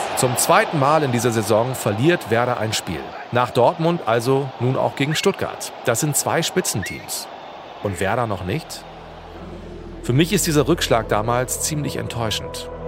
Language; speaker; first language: German; native; German